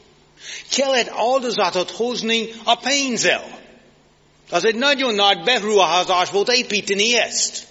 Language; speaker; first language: Hungarian; non-native, fluent; English